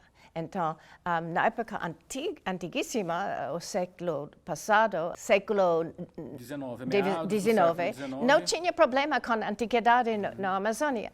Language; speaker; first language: Portuguese; non-native, learner; English